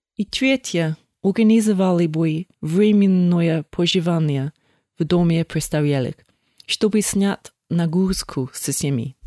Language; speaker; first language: Russian; non-native, fluent; English